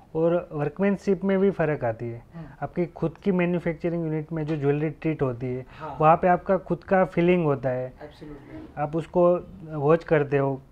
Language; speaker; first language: Hindi; non-native, local second language; Gujarati